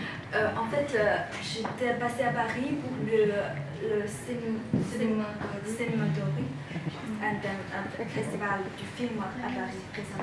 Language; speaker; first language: French; non-native, fluent; Chinese